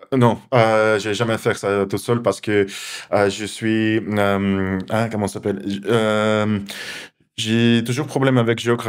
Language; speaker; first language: French; non-native, fluent; Russian